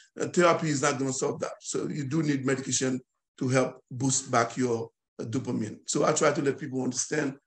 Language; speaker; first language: English; non-native, fluent; Haitian Creole